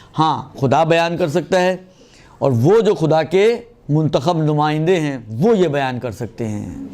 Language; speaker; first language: Urdu; non-native, local second language; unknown